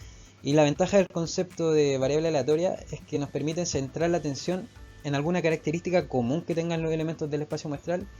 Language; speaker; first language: Spanish; native; Spanish